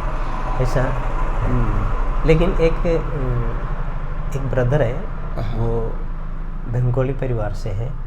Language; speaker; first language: Hindi; non-native, local second language; Malayalam